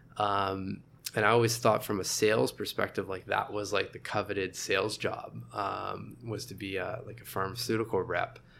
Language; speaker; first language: English; native; English